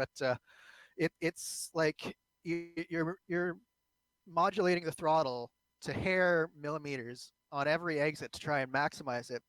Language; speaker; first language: English; native; English